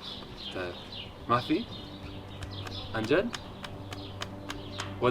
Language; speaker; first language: Arabic; non-native, learner; English